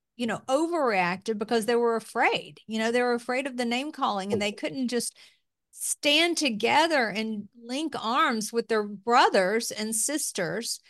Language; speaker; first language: English; native; English